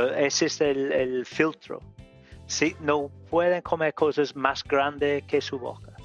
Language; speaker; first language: Spanish; non-native, learner; English